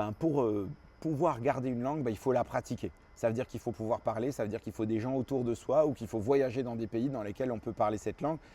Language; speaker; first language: French; early bilingual, other home language; Arabic